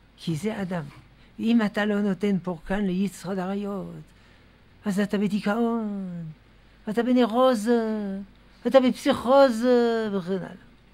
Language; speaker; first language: Hebrew; non-native, fluent; French